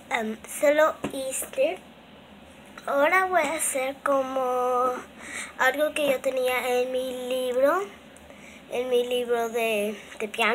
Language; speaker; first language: Spanish; early bilingual, heritage; Spanish